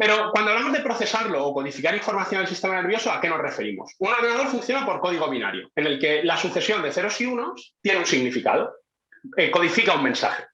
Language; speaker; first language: Spanish; native; Spanish